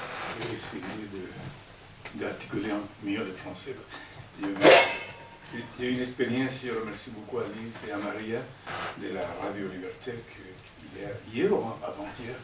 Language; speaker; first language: French; non-native, fluent; Spanish